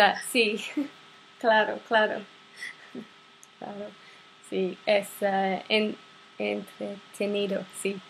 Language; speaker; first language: Spanish; non-native, learner; English